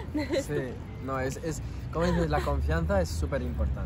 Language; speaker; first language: Spanish; non-native, fluent; French